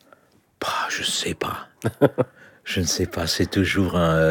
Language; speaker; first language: French; non-native, fluent; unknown